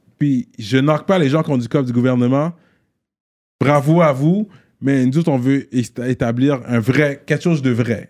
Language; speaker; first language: French; native; French